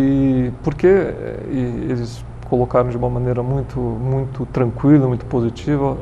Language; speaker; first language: Portuguese; native; Portuguese